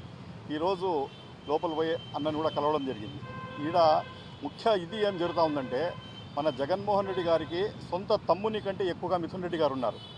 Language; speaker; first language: Telugu; native; Telugu